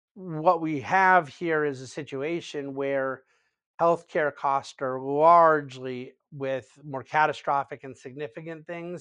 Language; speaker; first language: English; native; English